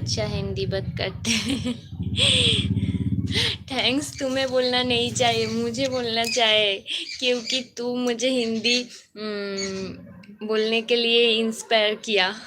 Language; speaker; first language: Hindi; non-native, local second language; Bangla